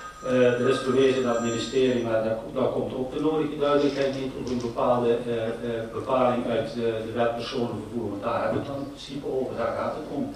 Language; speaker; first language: Dutch; native; Dutch